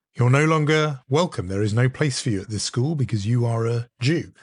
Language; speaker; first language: English; native; English